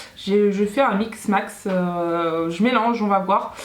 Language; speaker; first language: French; native; French